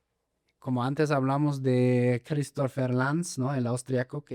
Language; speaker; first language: Spanish; non-native, fluent; German